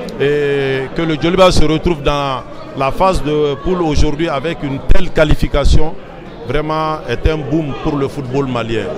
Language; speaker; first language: French; non-native, local second language; Bambara